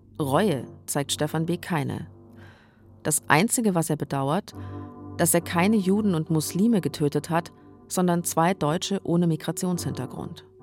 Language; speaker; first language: German; native; German